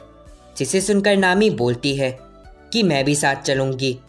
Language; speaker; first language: Hindi; native; Hindi